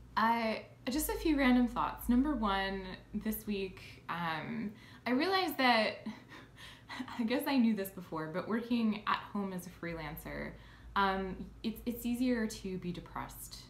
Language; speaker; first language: English; native; English